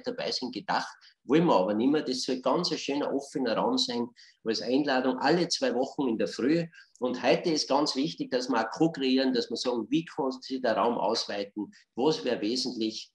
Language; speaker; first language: German; native; German